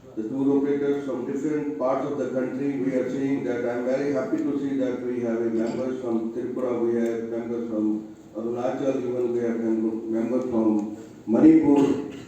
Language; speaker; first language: English; non-native, local second language; Hindi